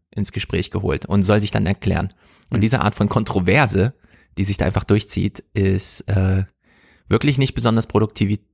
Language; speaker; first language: German; native; German